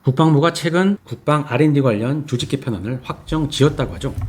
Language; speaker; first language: Korean; native; Korean